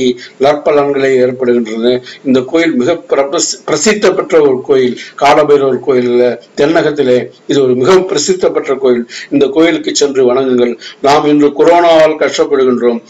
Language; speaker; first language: Tamil; native; Tamil